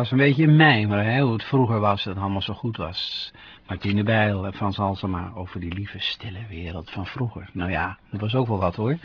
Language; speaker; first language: Dutch; native; Dutch